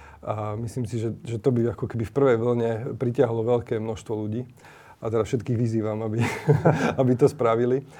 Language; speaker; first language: Slovak; native; Slovak